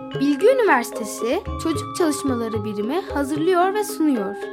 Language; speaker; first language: Turkish; native; Turkish